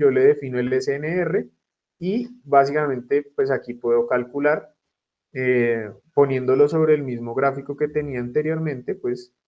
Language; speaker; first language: Spanish; native; Spanish